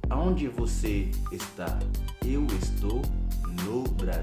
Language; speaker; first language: Portuguese; non-native, fluent; Haitian Creole